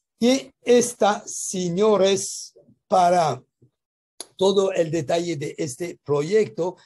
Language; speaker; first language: Spanish; non-native, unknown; French